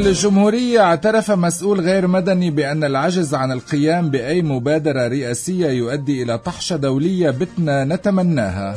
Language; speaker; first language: Arabic; native; Arabic